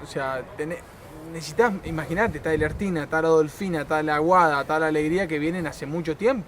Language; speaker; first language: Spanish; native; Spanish